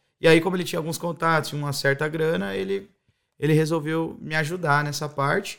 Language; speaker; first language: Portuguese; native; Portuguese